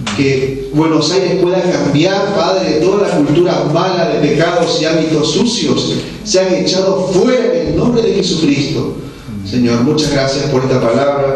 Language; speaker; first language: Spanish; non-native, fluent; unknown